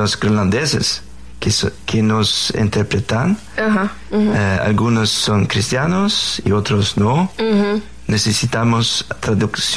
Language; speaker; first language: Spanish; non-native, fluent; Faroese